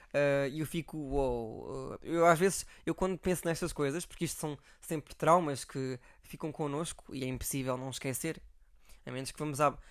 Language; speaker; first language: Portuguese; native; Portuguese